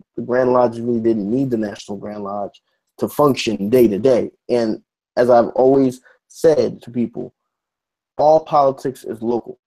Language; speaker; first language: English; native; English